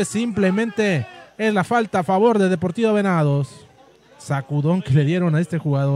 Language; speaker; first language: Spanish; native; Spanish